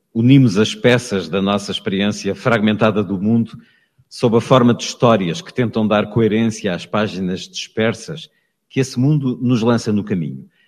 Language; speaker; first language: Portuguese; native; Portuguese